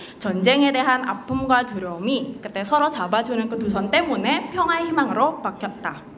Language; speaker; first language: Korean; non-native, learner; Indonesian